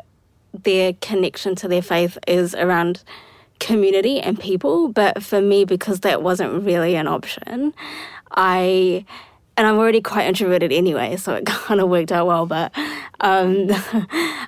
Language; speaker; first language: English; native; English